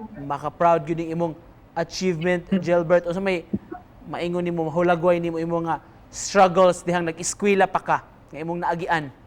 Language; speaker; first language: Cebuano; native; Cebuano